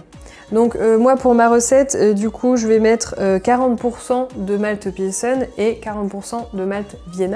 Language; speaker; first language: French; native; French